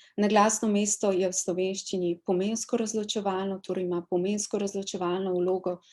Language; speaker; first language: Slovenian; native; Slovenian